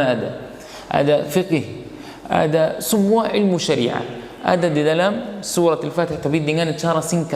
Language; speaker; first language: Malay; non-native, fluent; Arabic